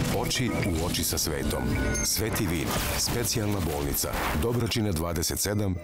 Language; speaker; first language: Serbian; native; Serbian